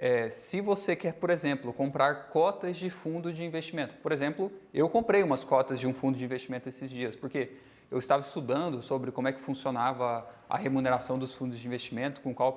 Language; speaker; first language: Portuguese; native; Portuguese